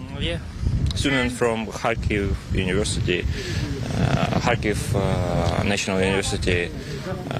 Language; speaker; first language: English; non-native, learner; Russian